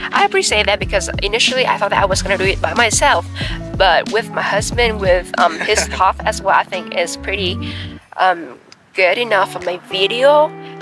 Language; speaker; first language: English; non-native, fluent; Vietnamese